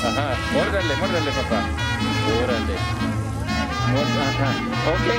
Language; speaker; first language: Spanish; non-native, learner; Amharic